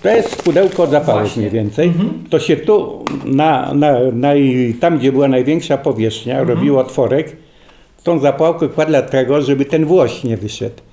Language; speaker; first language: Polish; native; Polish